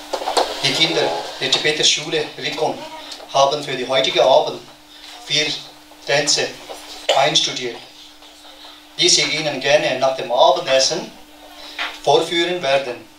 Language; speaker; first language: German; non-native, learner; Tibetan